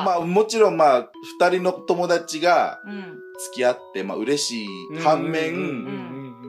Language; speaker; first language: Japanese; non-native, fluent; Filipino